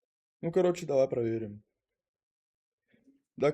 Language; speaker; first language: Russian; native; Russian